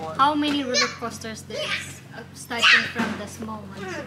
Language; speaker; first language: English; non-native, local second language; Cebuano